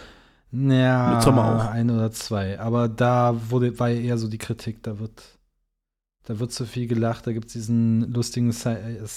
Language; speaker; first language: German; native; German